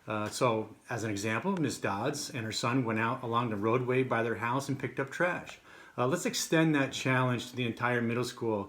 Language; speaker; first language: English; native; English